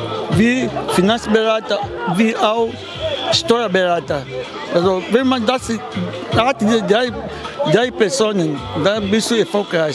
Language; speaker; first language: German; non-native, learner; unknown